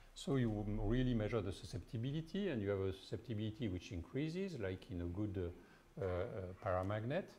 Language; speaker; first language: English; non-native, fluent; French